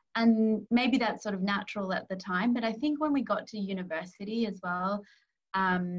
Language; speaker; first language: English; native; English